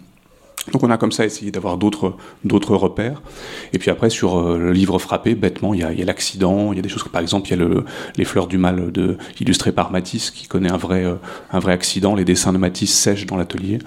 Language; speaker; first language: French; native; French